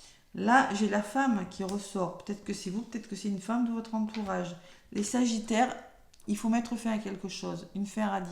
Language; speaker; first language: French; native; French